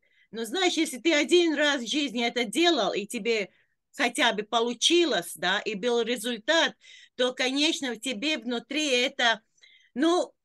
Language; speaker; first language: Russian; non-native, local second language; Latvian